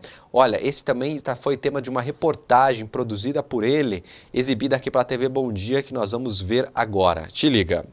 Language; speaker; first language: Portuguese; native; Portuguese